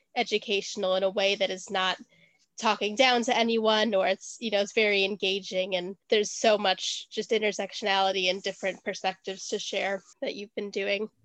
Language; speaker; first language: English; native; English